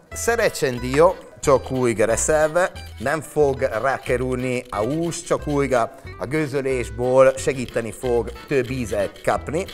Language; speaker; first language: Hungarian; non-native, fluent; Italian